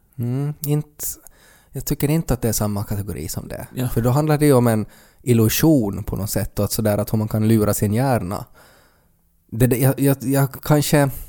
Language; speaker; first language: Swedish; native; Swedish